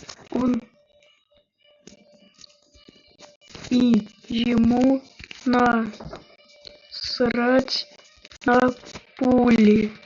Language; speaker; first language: Russian; native; Russian